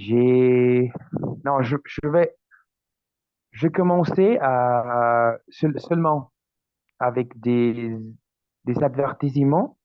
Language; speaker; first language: French; non-native, learner; Spanish